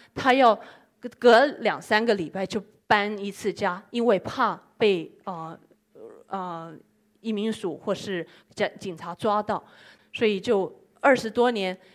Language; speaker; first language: Chinese; non-native, fluent; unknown